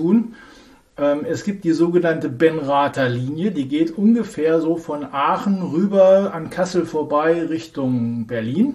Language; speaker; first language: German; native; German